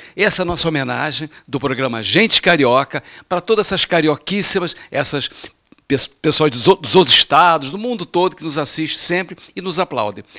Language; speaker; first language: Portuguese; native; Portuguese